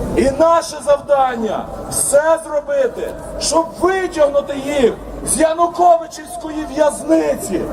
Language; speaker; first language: Ukrainian; native; Ukrainian